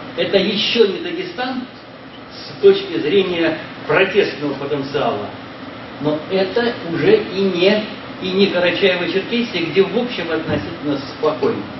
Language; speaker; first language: Russian; native; Russian